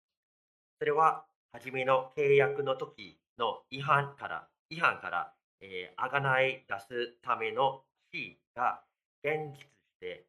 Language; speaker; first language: Japanese; non-native, fluent; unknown